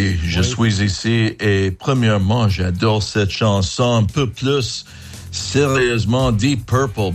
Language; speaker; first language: French; non-native, learner; English